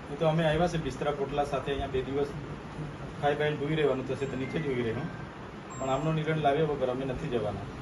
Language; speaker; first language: Gujarati; non-native, local second language; Vasavi